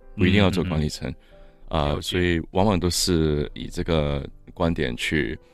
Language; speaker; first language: Chinese; non-native, local second language; English